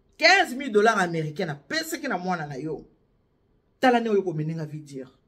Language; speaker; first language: Lingala; native; Lingala